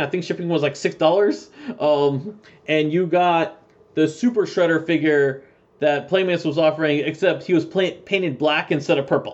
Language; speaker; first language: English; native; English